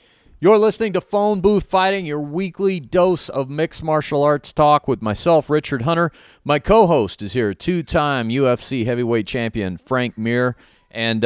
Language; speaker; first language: English; native; English